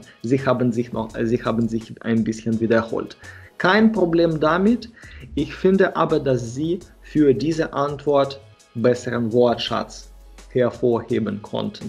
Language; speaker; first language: German; non-native, fluent; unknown